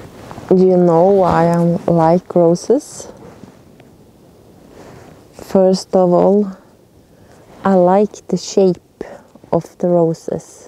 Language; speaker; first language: English; non-native, learner; Norwegian